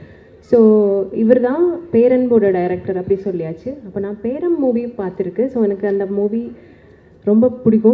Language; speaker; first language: Tamil; non-native, learner; Malayalam